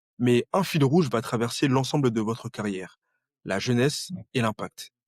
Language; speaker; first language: French; native; French